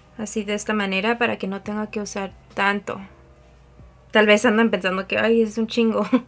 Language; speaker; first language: Spanish; early bilingual, heritage; Spanish